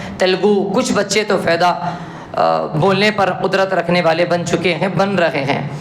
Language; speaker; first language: Urdu; native; Urdu